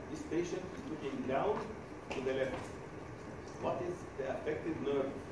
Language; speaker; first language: English; non-native, fluent; Arabic